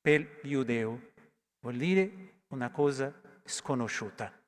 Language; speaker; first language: Italian; non-native, learner; Portuguese